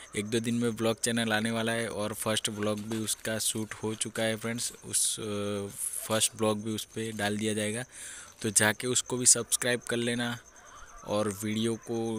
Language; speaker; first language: Hindi; native; Hindi